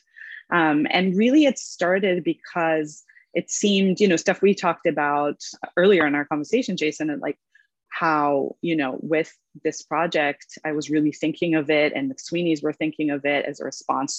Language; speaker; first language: English; non-native, fluent; Hebrew